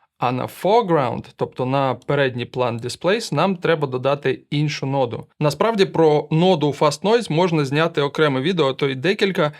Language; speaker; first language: Ukrainian; non-native, local second language; Russian